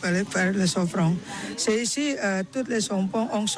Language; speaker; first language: French; non-native, learner; Balinese